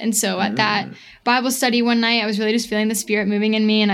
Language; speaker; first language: English; native; English